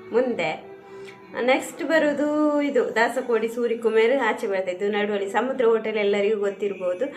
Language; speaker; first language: Kannada; non-native, local second language; Tulu